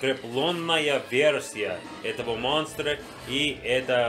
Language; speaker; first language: Russian; non-native, learner; English